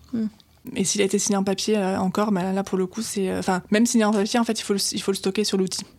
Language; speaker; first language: French; native; French